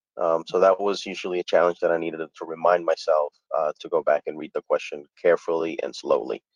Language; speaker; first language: English; early bilingual, other home language; Spanish